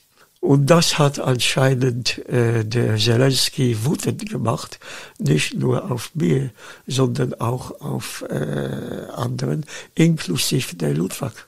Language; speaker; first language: German; non-native, fluent; Dutch